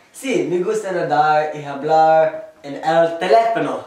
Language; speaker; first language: Spanish; non-native, learner; English